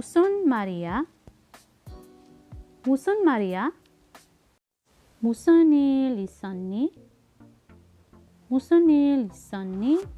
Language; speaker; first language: Korean; non-native, learner; Filipino